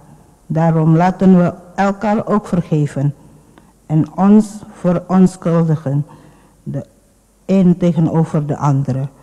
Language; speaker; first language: Dutch; non-native, fluent; Indonesian